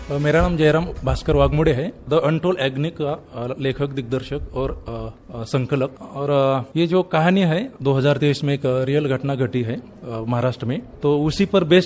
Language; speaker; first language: Hindi; non-native, local second language; Marathi